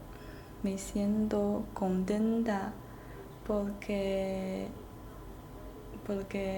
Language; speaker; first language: Spanish; non-native, learner; Chinese